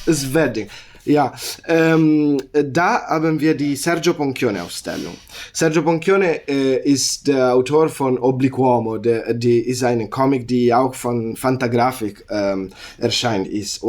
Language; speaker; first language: German; non-native, learner; Italian